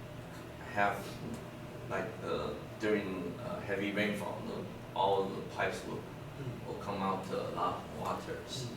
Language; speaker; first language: English; non-native, fluent; Chinese